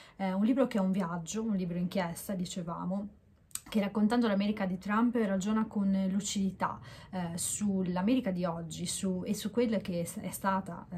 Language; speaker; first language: Italian; native; Italian